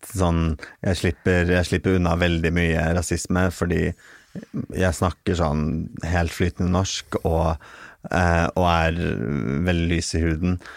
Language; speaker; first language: Norwegian; early bilingual, other home language; Arabic